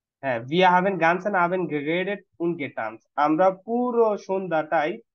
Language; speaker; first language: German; non-native, fluent; Bangla